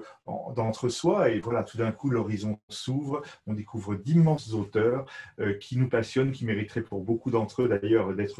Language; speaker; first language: French; native; French